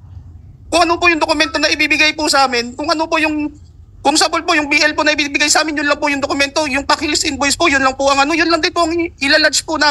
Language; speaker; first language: Filipino; native; Filipino